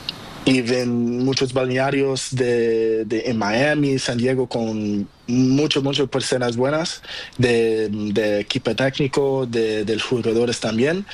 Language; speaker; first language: Spanish; non-native, learner; Portuguese